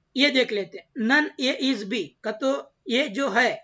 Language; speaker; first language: Hindi; non-native, local second language; Marathi